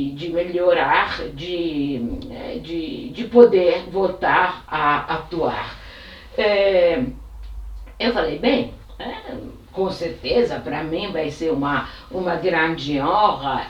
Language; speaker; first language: Portuguese; non-native, fluent; Italian